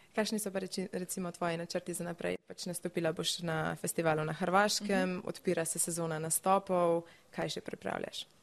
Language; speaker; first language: Slovenian; native; Slovenian